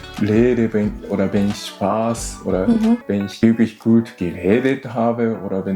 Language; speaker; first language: German; non-native, learner; Japanese